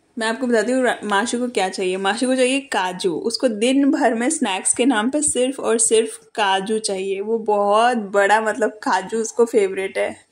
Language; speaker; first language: Hindi; native; Hindi